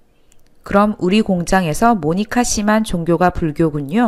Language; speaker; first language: Korean; native; Korean